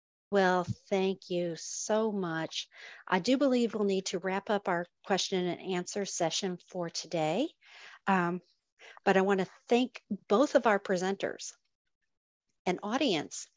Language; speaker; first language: English; native; English